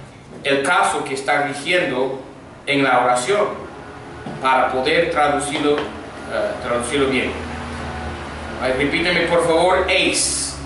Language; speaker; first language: Spanish; non-native, fluent; English